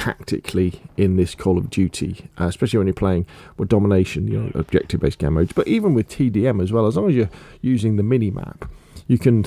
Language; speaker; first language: English; native; English